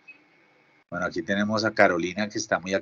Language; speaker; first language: Spanish; native; Spanish